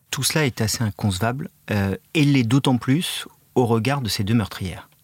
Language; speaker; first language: French; native; French